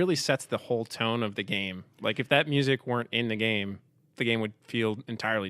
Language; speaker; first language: English; native; English